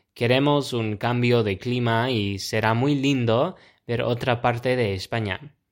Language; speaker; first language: Spanish; non-native, fluent; English